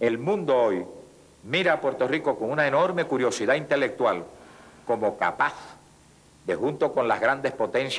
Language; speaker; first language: Spanish; native; Spanish